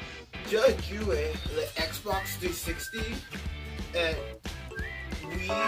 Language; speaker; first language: French; non-native, learner; English